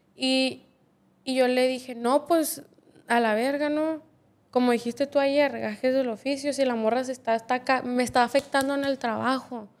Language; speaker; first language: Spanish; native; Spanish